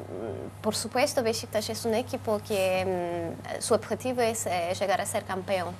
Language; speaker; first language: Spanish; non-native, fluent; Turkish